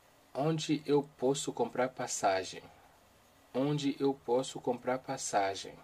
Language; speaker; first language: Portuguese; non-native, learner; Haitian Creole